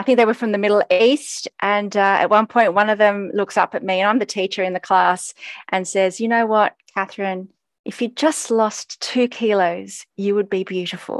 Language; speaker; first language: English; native; English